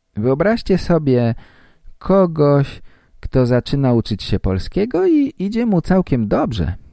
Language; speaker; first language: Polish; native; Polish